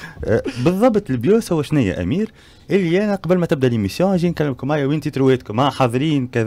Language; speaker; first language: Arabic; native; Arabic